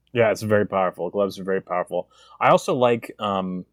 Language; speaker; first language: English; native; English